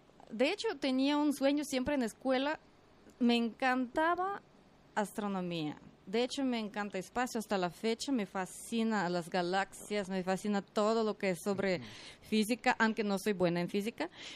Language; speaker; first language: Spanish; non-native, fluent; Russian